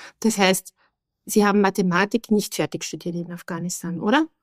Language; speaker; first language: German; native; German